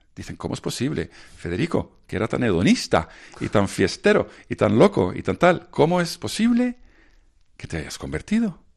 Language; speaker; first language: Spanish; non-native, fluent; Dutch